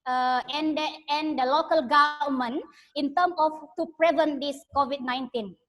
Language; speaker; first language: English; non-native, learner; Indonesian